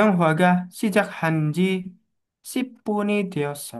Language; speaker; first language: Korean; non-native, learner; Indonesian